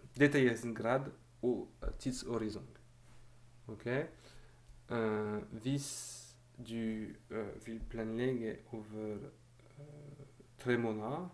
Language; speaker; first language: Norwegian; non-native, fluent; French